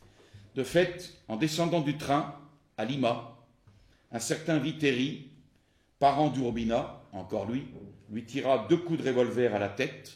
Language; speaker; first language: French; native; French